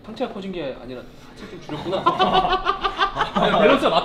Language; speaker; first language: Korean; native; Korean